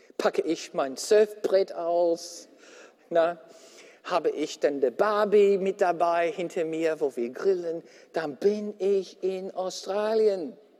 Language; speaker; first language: German; non-native, fluent; English